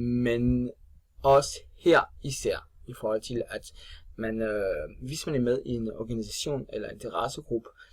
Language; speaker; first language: Danish; non-native, fluent; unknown